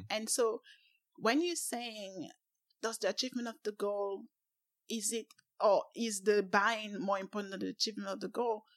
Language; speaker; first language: English; non-native, local second language; French